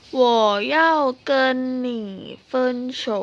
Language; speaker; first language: Chinese; non-native, fluent; Thai